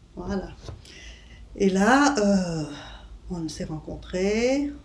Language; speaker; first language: French; non-native, fluent; English